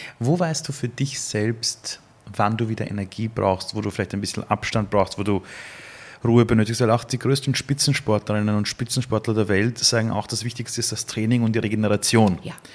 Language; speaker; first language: German; early bilingual, other home language; Persian